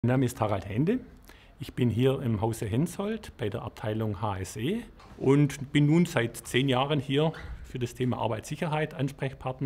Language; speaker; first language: German; native; German